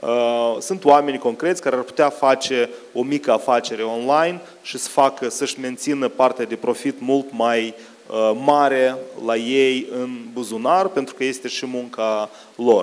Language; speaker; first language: Romanian; native; Romanian